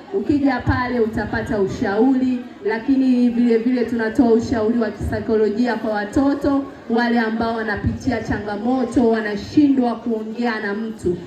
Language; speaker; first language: Swahili; native; Swahili